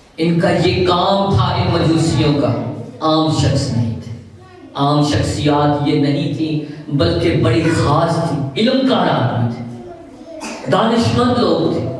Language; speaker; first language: Urdu; non-native, local second language; Punjabi